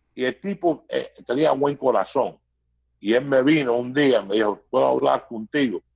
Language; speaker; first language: Spanish; early bilingual, heritage; Spanish